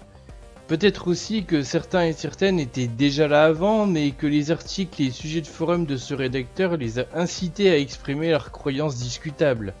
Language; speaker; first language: French; native; French